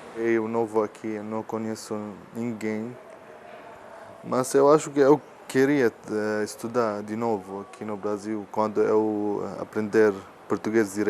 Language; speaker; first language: Portuguese; non-native, learner; Arabic